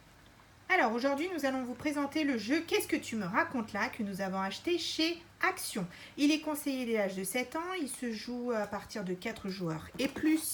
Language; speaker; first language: French; native; French